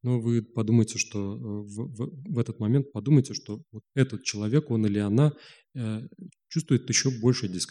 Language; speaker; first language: Russian; native; Russian